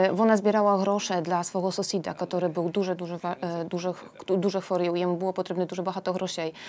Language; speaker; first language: Polish; non-native, learner; Ukrainian